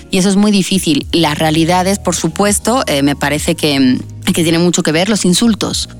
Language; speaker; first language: Spanish; native; Spanish